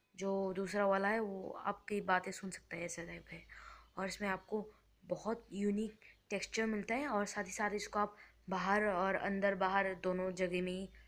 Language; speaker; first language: Hindi; native; Hindi